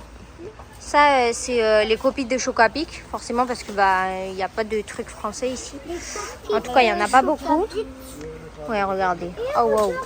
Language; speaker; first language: French; native; French